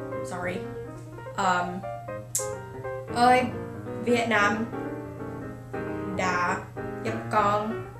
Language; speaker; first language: Vietnamese; early bilingual, heritage; Vietnamese